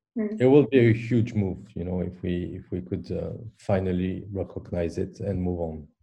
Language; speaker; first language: English; non-native, fluent; French